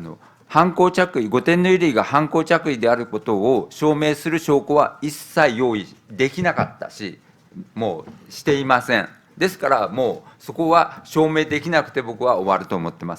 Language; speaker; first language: Japanese; native; Japanese